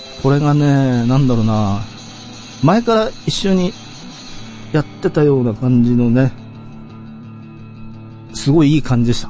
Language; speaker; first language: Japanese; native; Japanese